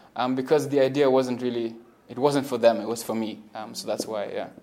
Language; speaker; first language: English; non-native, local second language; Swahili